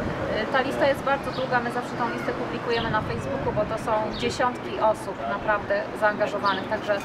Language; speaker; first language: Polish; native; Polish